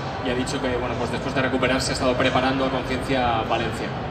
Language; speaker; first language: Spanish; native; Spanish